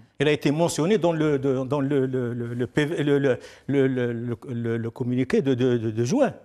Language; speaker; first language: French; non-native, local second language; Arabic